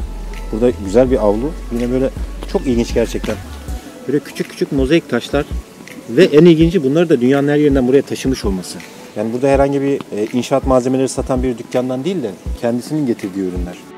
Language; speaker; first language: Turkish; native; Turkish